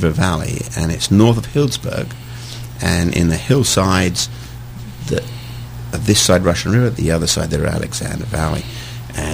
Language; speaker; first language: English; native; English